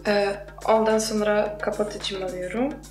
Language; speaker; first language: Turkish; non-native, fluent; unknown